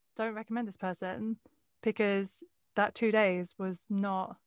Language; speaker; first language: English; native; English